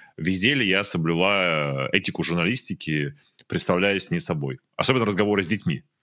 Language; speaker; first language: Russian; native; Russian